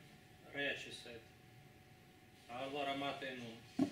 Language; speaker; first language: Italian; non-native, learner; Spanish